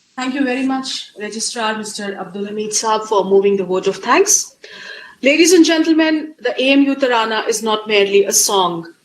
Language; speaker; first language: English; non-native, local second language; Hindi